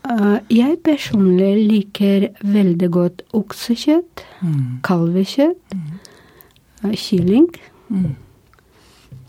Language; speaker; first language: Norwegian; non-native, fluent; Russian